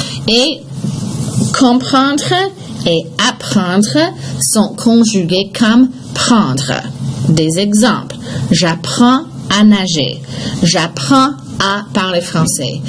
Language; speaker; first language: French; non-native, fluent; English